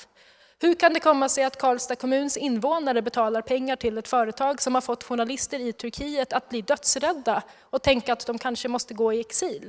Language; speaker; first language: Swedish; native; Swedish